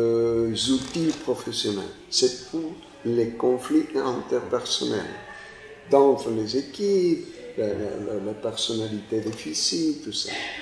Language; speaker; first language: French; non-native, fluent; Spanish